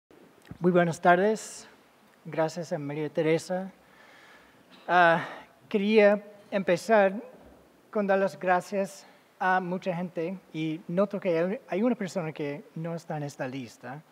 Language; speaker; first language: Spanish; non-native, fluent; English